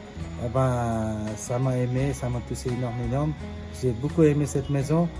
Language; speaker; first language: French; non-native, fluent; Nepali